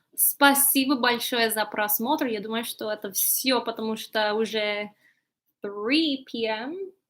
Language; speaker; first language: Russian; non-native, learner; English